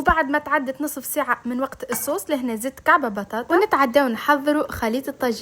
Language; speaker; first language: Arabic; native; Arabic